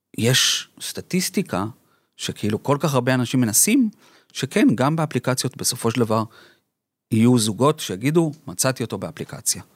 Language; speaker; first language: Hebrew; early bilingual, other home language; Spanish